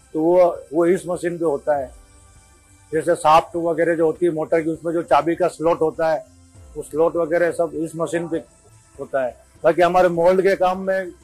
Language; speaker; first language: Hindi; non-native, local second language; Gujarati